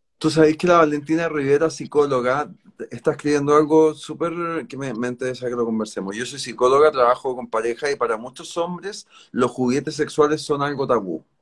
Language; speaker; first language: Spanish; native; Spanish